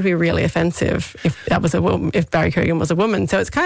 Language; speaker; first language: English; native; English